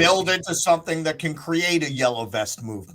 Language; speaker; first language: English; native; English